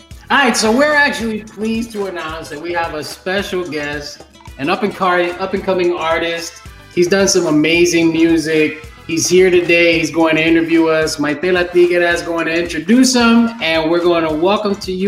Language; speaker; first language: English; early bilingual, other home language; Spanish